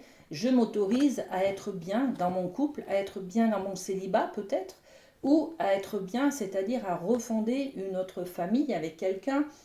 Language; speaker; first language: French; native; French